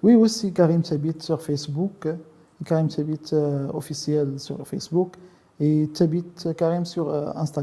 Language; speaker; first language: French; non-native, local second language; Arabic